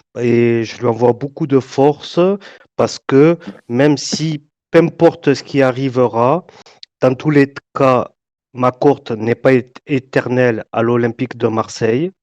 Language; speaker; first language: French; native; French